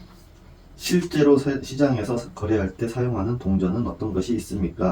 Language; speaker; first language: Korean; native; Korean